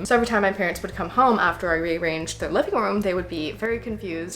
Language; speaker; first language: English; native; English